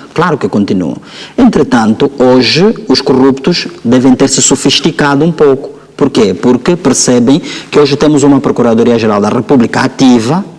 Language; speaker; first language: Portuguese; native; Portuguese